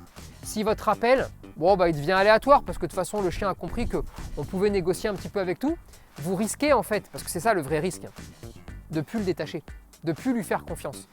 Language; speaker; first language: French; native; French